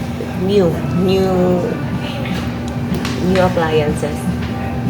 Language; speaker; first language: English; non-native, local second language; Filipino